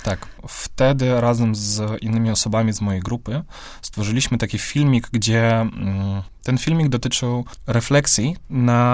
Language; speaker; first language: Polish; non-native, fluent; Russian